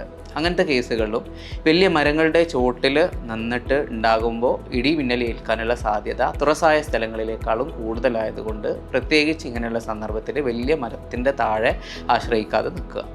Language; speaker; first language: Malayalam; native; Malayalam